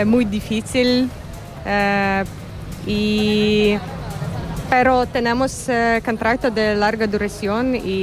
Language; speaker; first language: Spanish; non-native, learner; Ukrainian